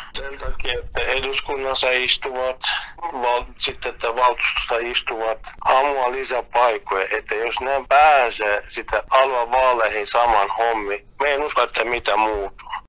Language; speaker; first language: Finnish; non-native, fluent; Kurdish